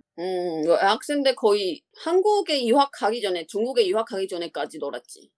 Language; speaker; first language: Korean; non-native, learner; Chinese